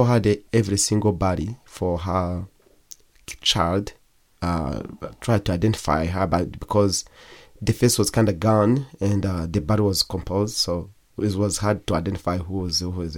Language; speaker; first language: English; non-native, learner; Kinyarwanda